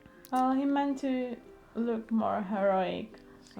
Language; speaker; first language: English; non-native, learner; Polish